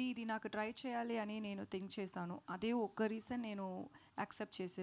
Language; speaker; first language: Telugu; non-native, local second language; Tamil